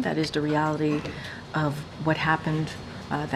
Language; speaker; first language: English; native; English